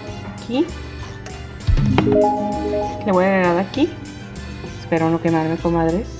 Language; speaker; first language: Spanish; native; Spanish